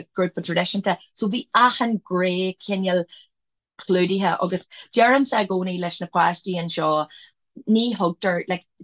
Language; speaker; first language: Irish; non-native, local second language; English